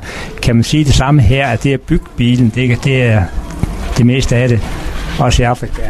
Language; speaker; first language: Danish; native; Danish